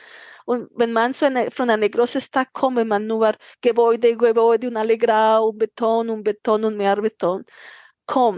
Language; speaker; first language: German; non-native, fluent; Spanish